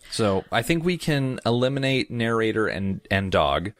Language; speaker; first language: English; native; English